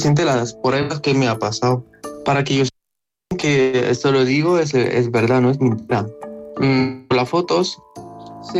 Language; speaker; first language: Spanish; non-native, learner; Arabic